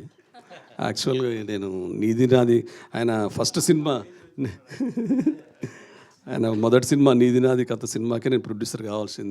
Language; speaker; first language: Telugu; native; Telugu